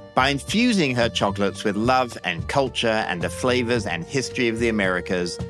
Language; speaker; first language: English; native; English